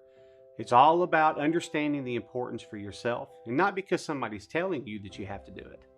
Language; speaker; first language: English; native; English